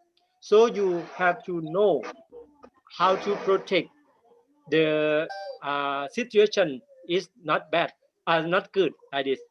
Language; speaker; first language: English; non-native, learner; Thai